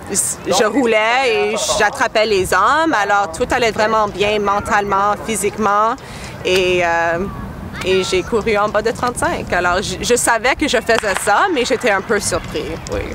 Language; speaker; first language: French; non-native, local second language; English